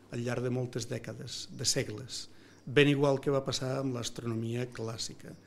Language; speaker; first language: Catalan; native; Catalan